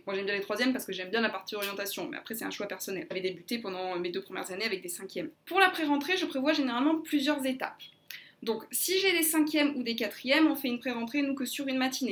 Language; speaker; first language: French; native; French